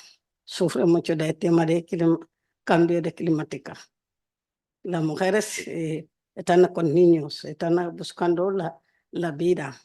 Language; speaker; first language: Spanish; non-native, learner; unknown